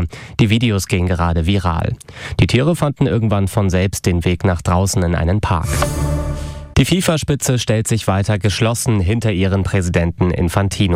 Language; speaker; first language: German; native; German